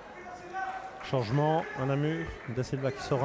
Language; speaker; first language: French; native; French